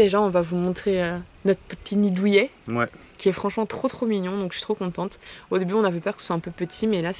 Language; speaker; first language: French; native; French